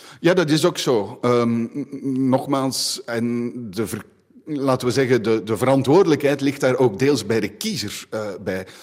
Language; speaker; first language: Dutch; native; Dutch